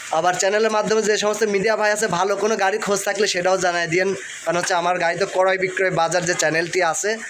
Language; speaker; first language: Bangla; native; Bangla